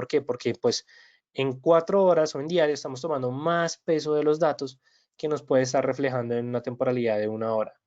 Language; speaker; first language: Spanish; native; Spanish